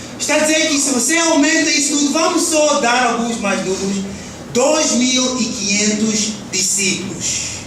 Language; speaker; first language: Portuguese; early bilingual, heritage; Portuguese